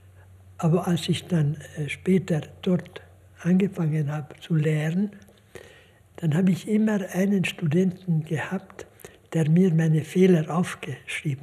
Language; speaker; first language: German; non-native, fluent; Hungarian